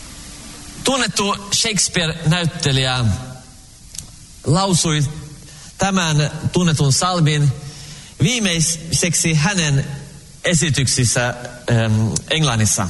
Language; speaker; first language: Finnish; early bilingual, heritage; Finnish